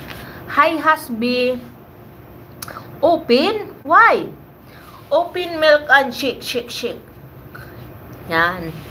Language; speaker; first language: English; non-native, learner; Waray